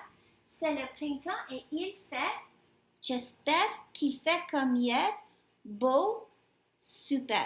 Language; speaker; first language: French; non-native, fluent; English